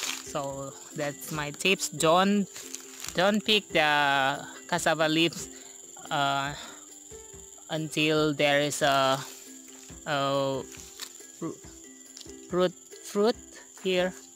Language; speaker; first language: English; non-native, learner; Indonesian